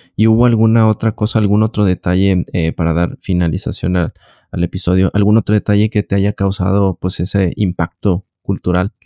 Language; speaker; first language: Spanish; native; Spanish